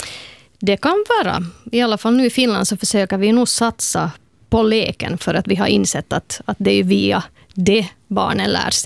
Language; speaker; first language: Swedish; native; Swedish